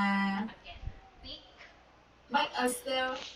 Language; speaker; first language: English; non-native, learner; Vietnamese